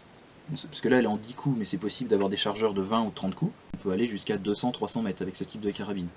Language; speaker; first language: French; native; French